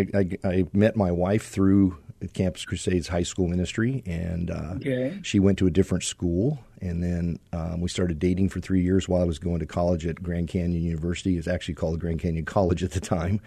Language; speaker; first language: English; native; English